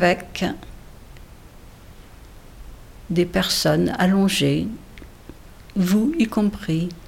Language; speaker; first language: French; native; French